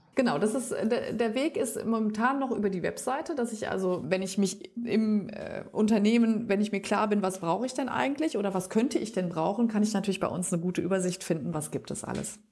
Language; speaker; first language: German; native; German